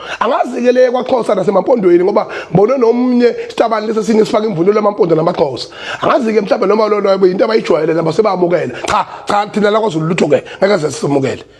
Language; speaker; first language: Zulu; native; Zulu